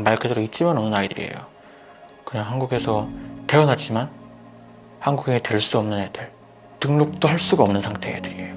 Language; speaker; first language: Korean; early bilingual, other home language; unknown